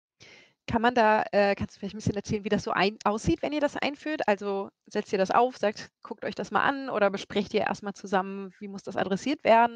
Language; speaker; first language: German; native; German